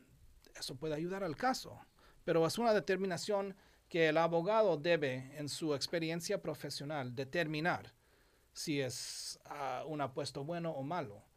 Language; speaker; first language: Spanish; non-native, fluent; English